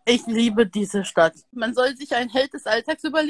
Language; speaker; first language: German; native; German